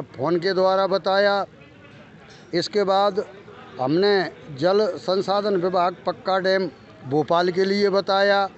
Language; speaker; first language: Hindi; native; Hindi